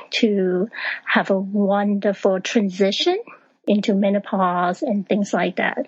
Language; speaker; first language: English; non-native, fluent; Chinese